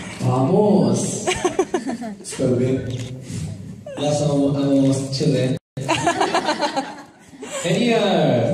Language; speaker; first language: Spanish; non-native, learner; Korean